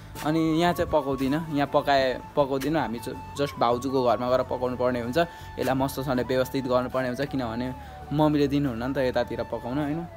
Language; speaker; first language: Nepali; native; Nepali